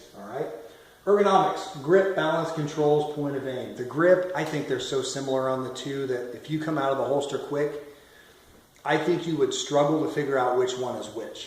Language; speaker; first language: English; native; English